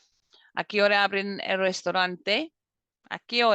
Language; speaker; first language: Spanish; non-native, fluent; English